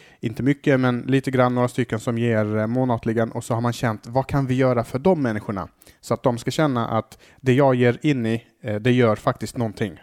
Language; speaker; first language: Swedish; early bilingual, other home language; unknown